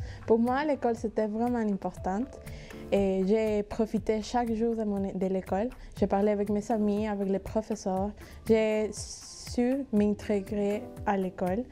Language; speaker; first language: French; non-native, fluent; Spanish